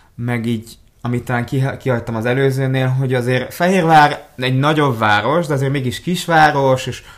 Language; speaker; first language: Hungarian; early bilingual, other home language; Hebrew